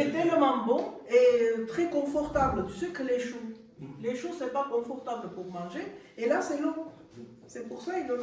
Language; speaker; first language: French; non-native, fluent; Armenian